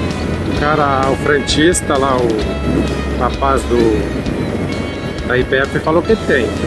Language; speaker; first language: Portuguese; non-native, fluent; Italian